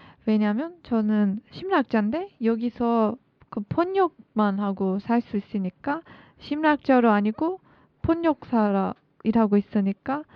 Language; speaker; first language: Korean; non-native, learner; Turkish